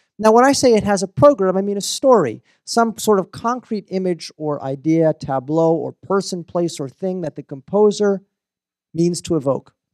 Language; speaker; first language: English; native; English